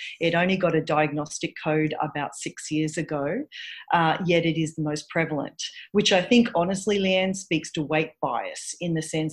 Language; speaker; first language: English; native; English